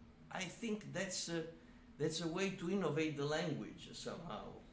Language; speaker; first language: English; non-native, fluent; Italian